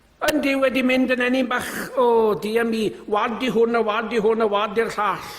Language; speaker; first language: Welsh; native; Welsh